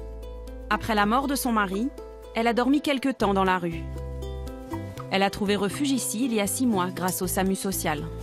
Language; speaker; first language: French; native; French